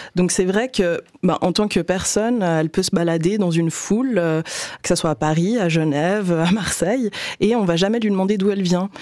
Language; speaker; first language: French; native; French